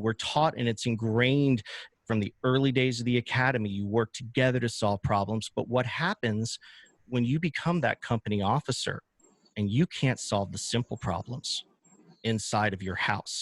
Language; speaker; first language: English; native; English